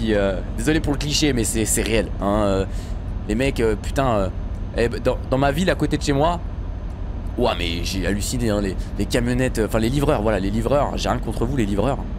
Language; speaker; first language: French; native; French